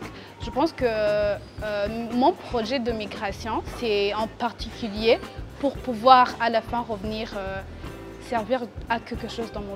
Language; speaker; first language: French; non-native, local second language; Rundi